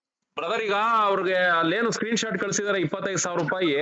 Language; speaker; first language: Kannada; native; Kannada